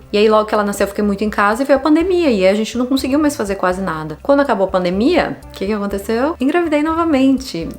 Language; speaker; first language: Portuguese; native; Portuguese